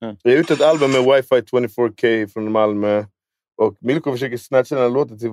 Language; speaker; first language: Swedish; native; Swedish